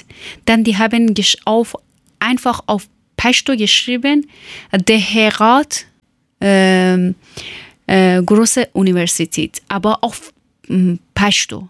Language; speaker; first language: German; non-native, learner; Persian